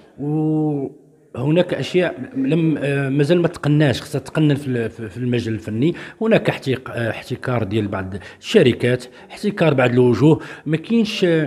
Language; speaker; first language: Arabic; native; Arabic